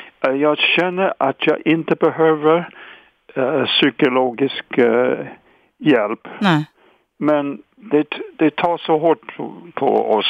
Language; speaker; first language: Swedish; non-native, fluent; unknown